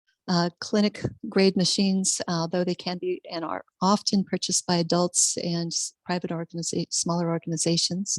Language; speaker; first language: English; native; English